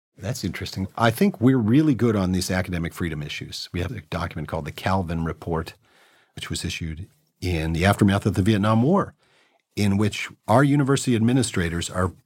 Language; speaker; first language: English; native; English